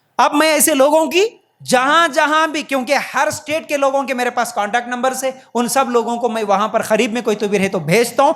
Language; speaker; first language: Urdu; native; Urdu